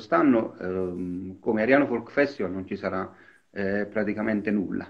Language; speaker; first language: Italian; native; Italian